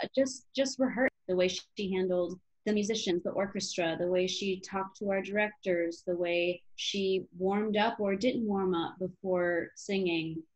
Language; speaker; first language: English; native; English